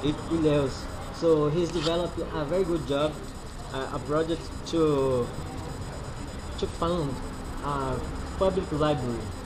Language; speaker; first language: English; non-native, fluent; Portuguese